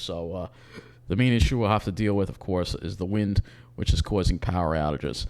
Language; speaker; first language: English; native; English